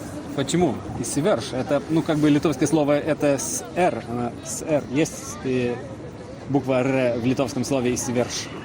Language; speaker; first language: Russian; non-native, learner; Lithuanian